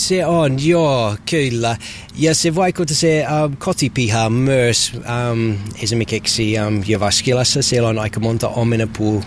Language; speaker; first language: Finnish; non-native, learner; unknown